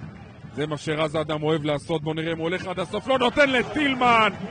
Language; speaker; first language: Hebrew; native; Hebrew